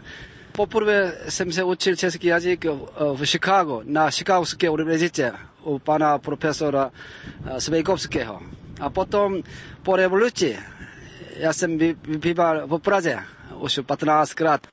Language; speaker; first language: Czech; non-native, learner; Korean